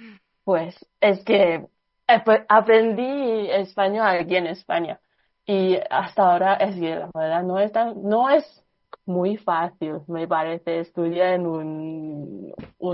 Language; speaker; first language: Spanish; non-native, fluent; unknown